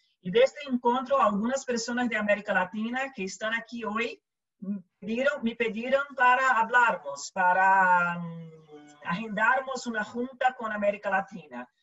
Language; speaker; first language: Spanish; non-native, learner; Portuguese